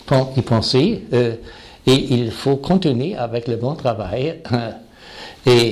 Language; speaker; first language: French; non-native, fluent; German